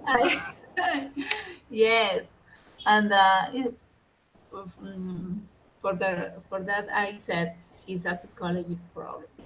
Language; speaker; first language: English; non-native, learner; Spanish